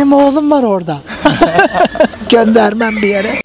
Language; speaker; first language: Turkish; native; Turkish